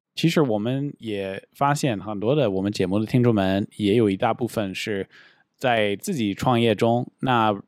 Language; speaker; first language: Chinese; non-native, fluent; English